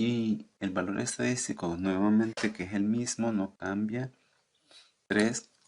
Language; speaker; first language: Spanish; native; Spanish